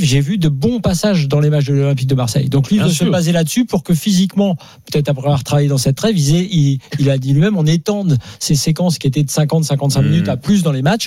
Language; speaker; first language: French; native; French